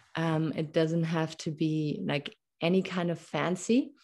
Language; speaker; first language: English; non-native, fluent; German